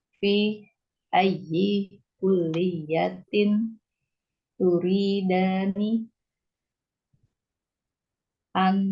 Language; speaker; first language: Arabic; non-native, learner; Indonesian